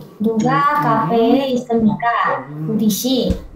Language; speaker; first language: Korean; non-native, learner; Indonesian